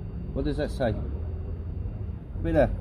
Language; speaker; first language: English; native; English